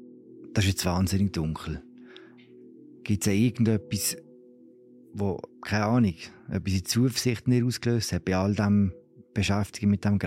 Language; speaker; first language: German; native; German